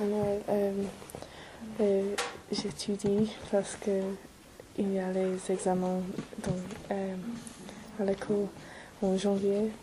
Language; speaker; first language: French; non-native, learner; English